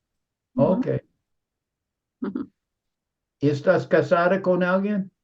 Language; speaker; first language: Spanish; non-native, fluent; English